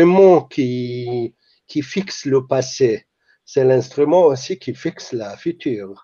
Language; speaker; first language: French; non-native, fluent; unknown